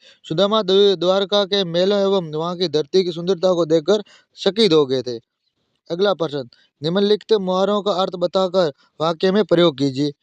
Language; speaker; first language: Hindi; native; Hindi